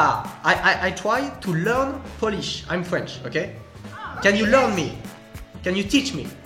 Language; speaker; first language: English; non-native, learner; French